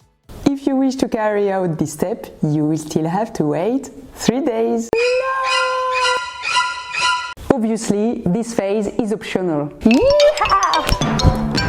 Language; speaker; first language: English; non-native, fluent; French